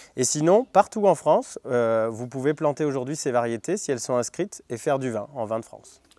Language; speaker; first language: French; native; French